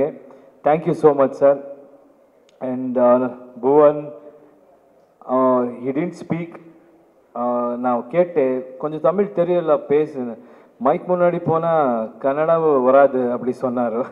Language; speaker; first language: Tamil; non-native, learner; Kannada